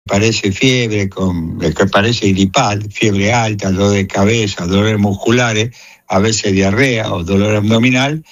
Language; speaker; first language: Spanish; native; Spanish